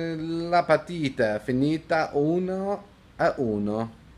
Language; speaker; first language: Italian; non-native, learner; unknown